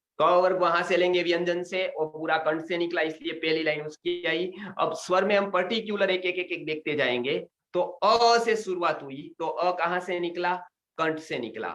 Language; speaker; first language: Hindi; non-native, local second language; Gujarati